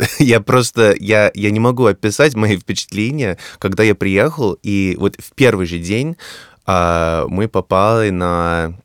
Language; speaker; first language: Russian; non-native, fluent; English